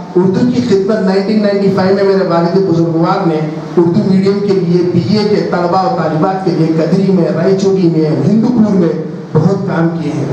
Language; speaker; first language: Urdu; native; Urdu